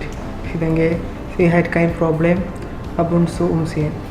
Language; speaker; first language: German; non-native, learner; Malayalam